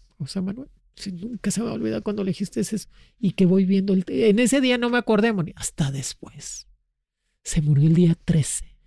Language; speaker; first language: Spanish; native; Spanish